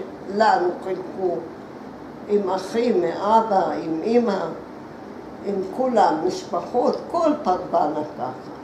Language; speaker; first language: Hebrew; early bilingual, other home language; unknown